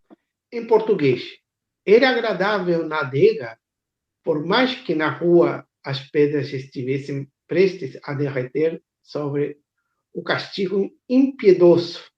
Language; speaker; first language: Portuguese; non-native, fluent; Spanish